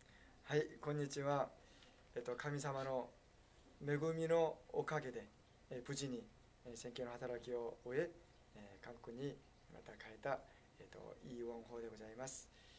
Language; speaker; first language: Japanese; non-native, fluent; Korean